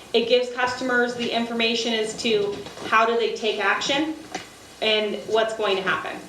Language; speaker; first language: English; native; English